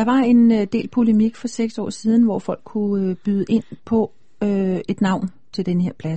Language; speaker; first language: Danish; native; Danish